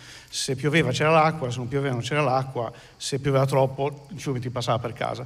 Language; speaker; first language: Italian; native; Italian